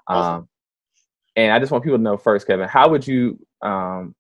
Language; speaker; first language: English; native; English